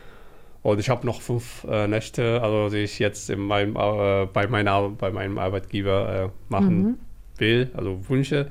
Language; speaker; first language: German; non-native, fluent; Somali